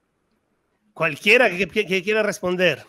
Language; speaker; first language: Spanish; native; Spanish